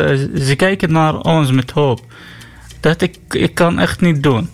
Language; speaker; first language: Dutch; non-native, learner; Arabic